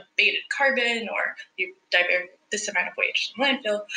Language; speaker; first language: English; non-native, fluent; Spanish